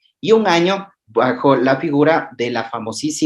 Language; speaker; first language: Spanish; native; Spanish